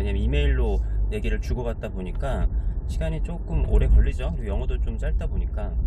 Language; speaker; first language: Korean; native; Korean